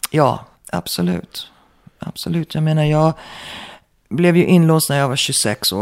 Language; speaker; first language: Swedish; early bilingual, heritage; Swedish